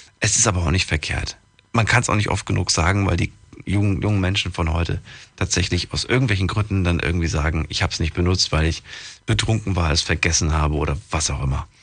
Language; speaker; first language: German; native; German